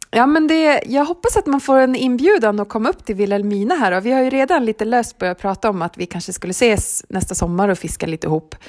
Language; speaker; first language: Swedish; native; Swedish